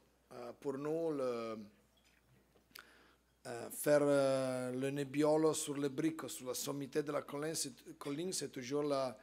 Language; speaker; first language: French; non-native, fluent; Italian